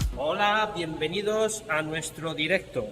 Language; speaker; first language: Spanish; native; Spanish